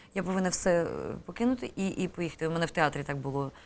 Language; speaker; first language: Ukrainian; native; Ukrainian